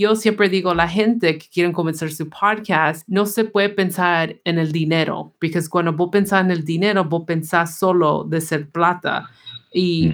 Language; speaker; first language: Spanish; early bilingual, heritage; Spanish